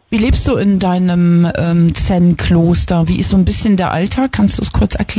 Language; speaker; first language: German; native; German